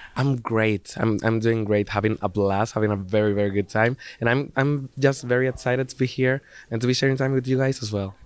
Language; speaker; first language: English; non-native, fluent; Spanish